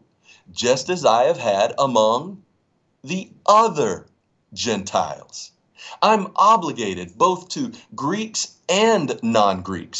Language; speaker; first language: English; native; English